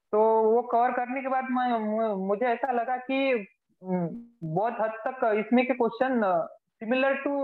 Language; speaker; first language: Hindi; non-native, local second language; Marathi